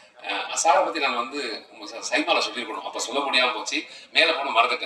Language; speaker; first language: Tamil; native; Tamil